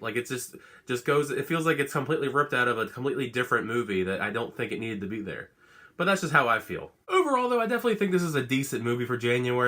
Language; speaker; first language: English; native; English